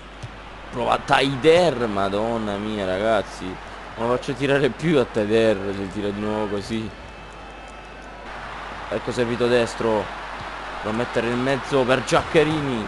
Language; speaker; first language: Italian; native; Italian